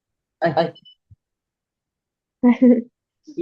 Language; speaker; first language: Japanese; non-native, learner; Filipino